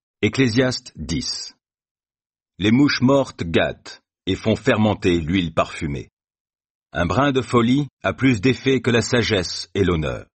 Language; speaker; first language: French; native; French